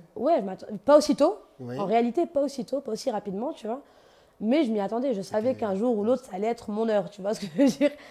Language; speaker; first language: French; native; French